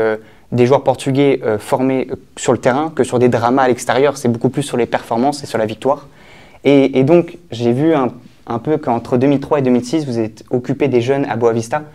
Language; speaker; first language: French; native; French